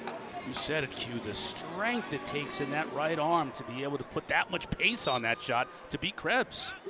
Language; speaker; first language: English; native; English